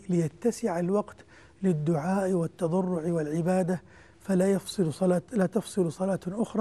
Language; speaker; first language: Arabic; native; Arabic